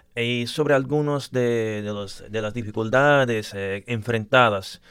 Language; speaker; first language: Spanish; early bilingual, other home language; English